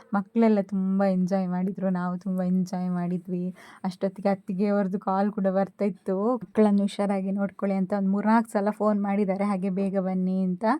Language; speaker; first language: Kannada; native; Kannada